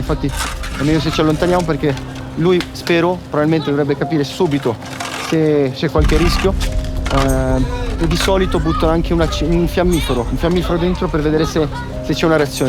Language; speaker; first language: Italian; native; Italian